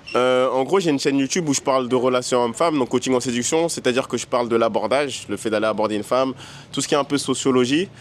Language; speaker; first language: French; native; French